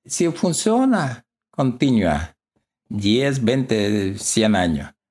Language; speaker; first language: Spanish; non-native, learner; Russian